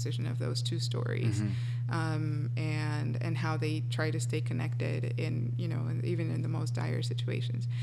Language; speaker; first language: English; non-native, fluent; Spanish